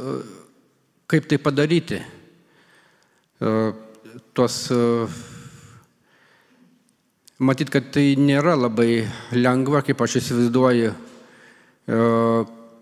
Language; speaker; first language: Lithuanian; native; Lithuanian